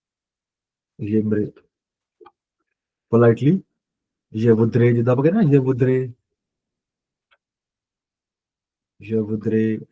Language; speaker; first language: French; non-native, fluent; Punjabi